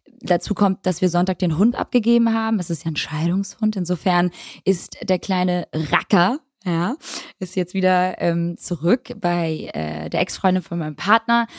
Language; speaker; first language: German; early bilingual, other home language; Albanian